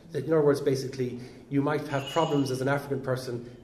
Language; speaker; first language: English; native; English